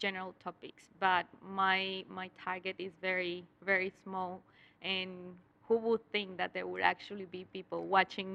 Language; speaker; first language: English; non-native, fluent; Spanish